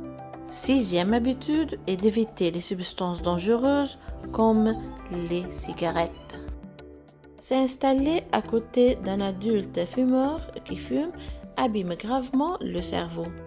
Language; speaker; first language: French; non-native, fluent; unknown